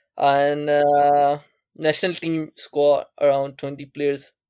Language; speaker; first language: English; non-native, local second language; Urdu